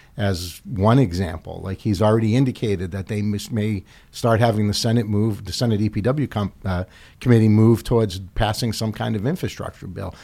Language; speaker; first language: English; native; English